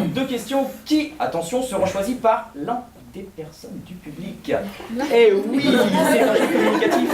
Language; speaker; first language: French; native; French